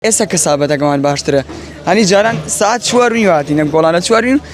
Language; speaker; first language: Central Kurdish; native; Central Kurdish